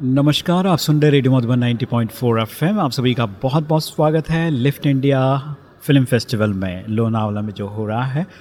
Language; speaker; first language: Hindi; native; Hindi